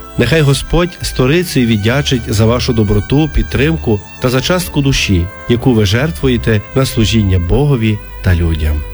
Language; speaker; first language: Ukrainian; native; Ukrainian